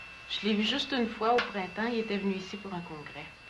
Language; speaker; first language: French; native; French